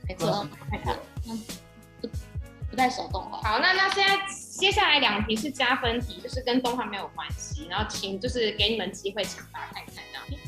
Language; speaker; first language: Chinese; native; Chinese